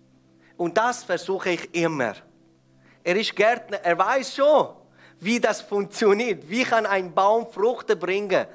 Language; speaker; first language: German; non-native, fluent; Persian